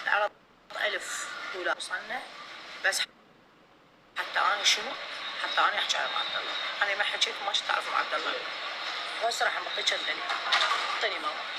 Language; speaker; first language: Arabic; native; Arabic